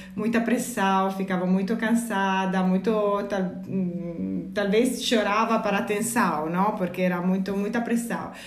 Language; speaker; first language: Portuguese; non-native, fluent; Italian